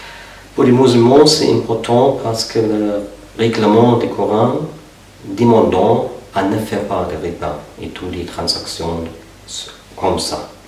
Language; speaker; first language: French; non-native, fluent; German